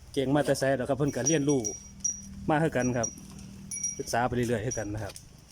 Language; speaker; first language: Thai; native; Thai